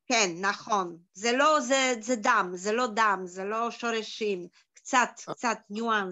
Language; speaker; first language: Hebrew; non-native, learner; Polish